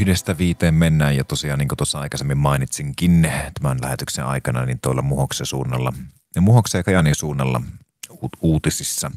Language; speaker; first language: Finnish; native; Finnish